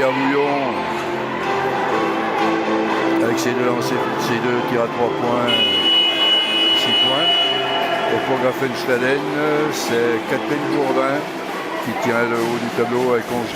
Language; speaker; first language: French; native; French